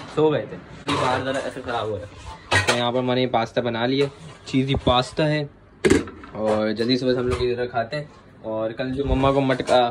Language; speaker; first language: Urdu; native; Urdu